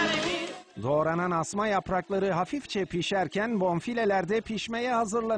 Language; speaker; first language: Turkish; native; Turkish